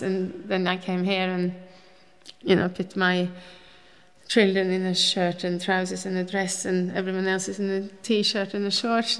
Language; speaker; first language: English; non-native, fluent; Norwegian